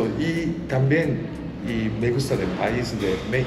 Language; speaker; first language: Spanish; non-native, learner; Japanese